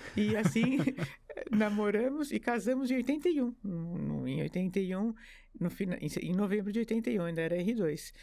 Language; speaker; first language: Portuguese; early bilingual, other home language; French